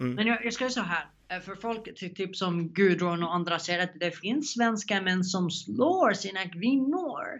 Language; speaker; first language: Swedish; non-native, fluent; Arabic